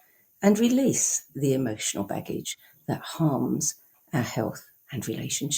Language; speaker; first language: English; native; English